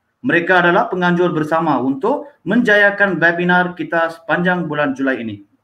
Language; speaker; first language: Malay; non-native, local second language; Tamil